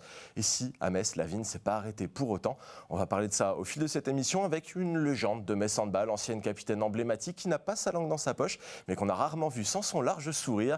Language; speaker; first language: French; native; French